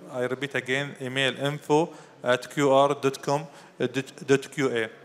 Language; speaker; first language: English; non-native, fluent; Arabic